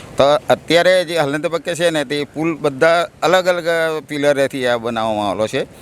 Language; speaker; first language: Gujarati; native; Gujarati